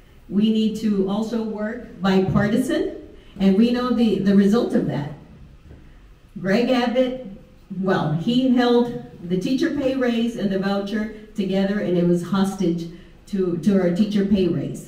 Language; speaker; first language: English; early bilingual, other home language; Spanish